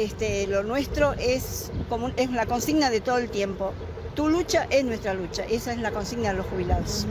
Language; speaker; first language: Spanish; native; Spanish